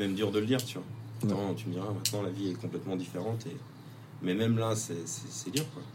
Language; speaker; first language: French; native; French